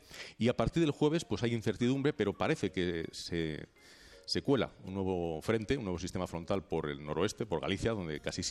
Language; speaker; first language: Spanish; native; Spanish